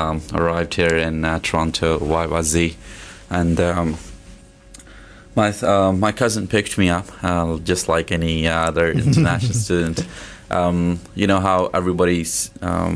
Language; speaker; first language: English; non-native, local second language; Punjabi